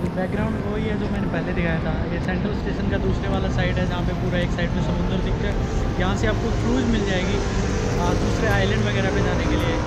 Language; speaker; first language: Hindi; native; Hindi